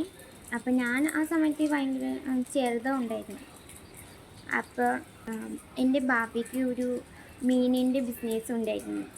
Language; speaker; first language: Malayalam; non-native, local second language; Bangla